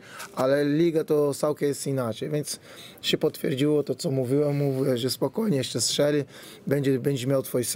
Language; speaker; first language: Polish; non-native, fluent; Portuguese